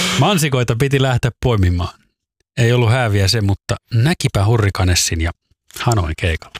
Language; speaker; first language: Finnish; native; Finnish